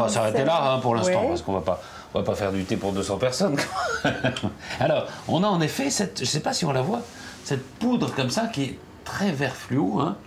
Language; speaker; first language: French; native; French